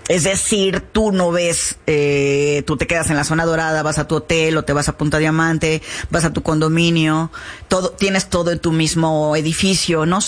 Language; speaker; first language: Spanish; native; Spanish